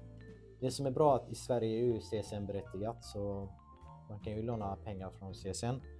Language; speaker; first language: Swedish; non-native, fluent; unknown